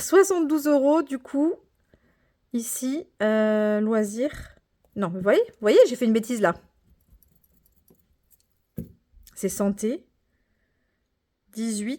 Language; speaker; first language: French; native; French